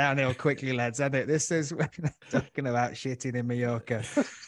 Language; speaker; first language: English; native; English